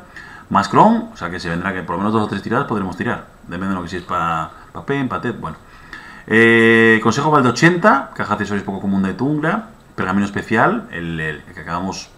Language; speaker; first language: Spanish; native; Spanish